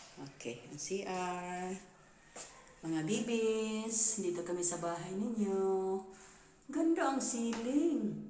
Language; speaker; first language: Filipino; non-native, local second language; Cebuano